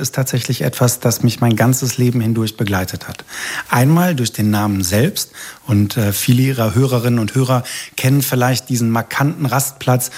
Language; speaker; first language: German; native; German